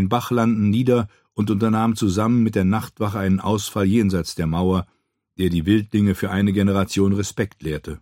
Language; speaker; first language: German; native; German